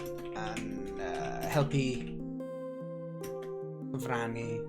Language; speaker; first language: Welsh; non-native, learner; English